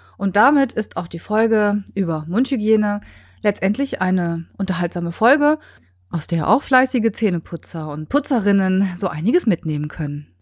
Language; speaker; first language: German; native; German